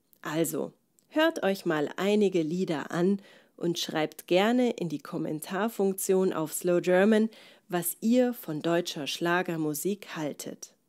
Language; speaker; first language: German; native; German